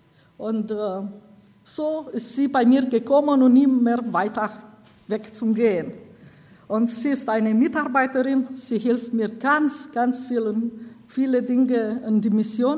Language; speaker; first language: German; non-native, learner; Romanian